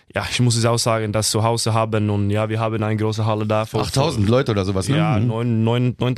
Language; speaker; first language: German; non-native, fluent; Norwegian